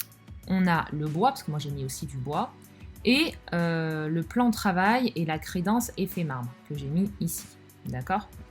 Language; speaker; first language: French; native; French